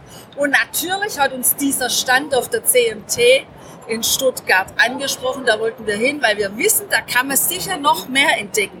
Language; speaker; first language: German; native; German